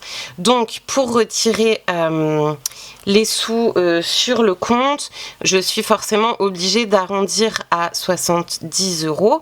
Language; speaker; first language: French; native; French